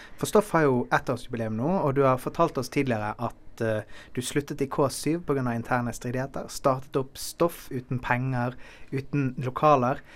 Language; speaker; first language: Norwegian; native; Norwegian